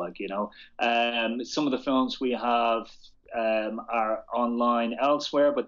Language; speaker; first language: English; native; English